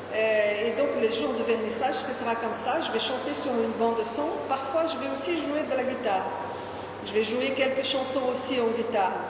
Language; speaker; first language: French; non-native, fluent; Portuguese